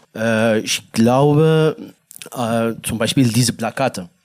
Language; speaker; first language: German; non-native, learner; Arabic